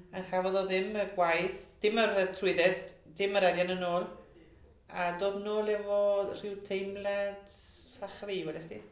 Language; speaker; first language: Welsh; early bilingual, heritage; Welsh